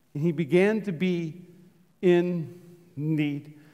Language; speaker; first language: English; native; English